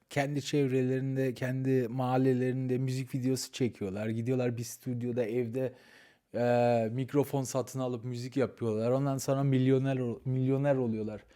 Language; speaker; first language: Turkish; early bilingual, heritage; Turkish